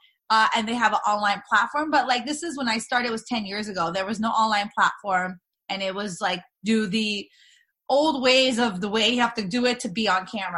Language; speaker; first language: English; native; English